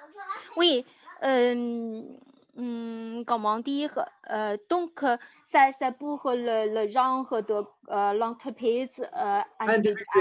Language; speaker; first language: French; non-native, learner; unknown